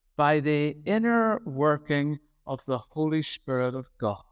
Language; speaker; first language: English; native; English